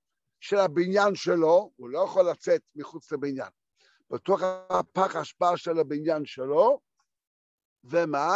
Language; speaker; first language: Hebrew; non-native, fluent; Yiddish